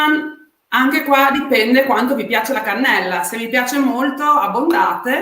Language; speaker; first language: Italian; native; Italian